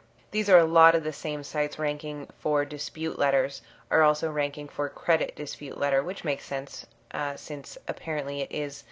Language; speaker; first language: English; native; English